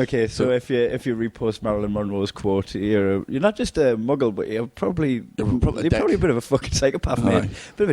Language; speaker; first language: English; native; English